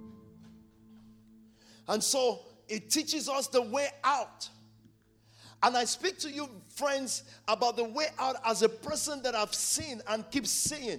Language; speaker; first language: English; non-native, local second language; Yoruba